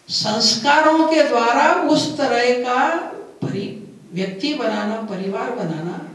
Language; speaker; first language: Hindi; non-native, local second language; Gujarati